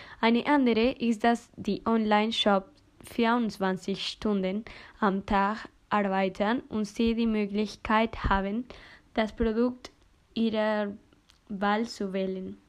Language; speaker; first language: German; non-native, learner; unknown